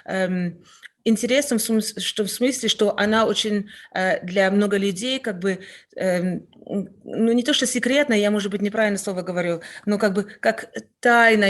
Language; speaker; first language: Russian; non-native, fluent; French